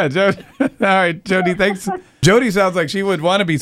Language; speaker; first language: English; native; English